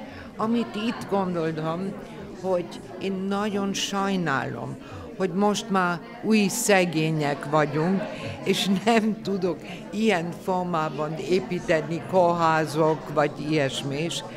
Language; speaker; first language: Hungarian; non-native, fluent; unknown